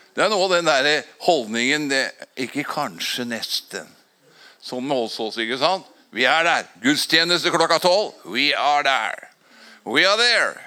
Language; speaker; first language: Norwegian; native; Norwegian